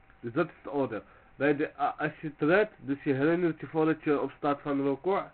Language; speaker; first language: Dutch; early bilingual, other home language; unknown